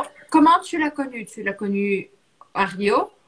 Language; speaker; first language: French; non-native, fluent; Portuguese